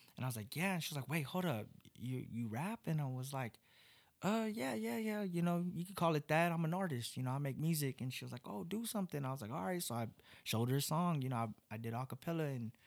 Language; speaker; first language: English; native; English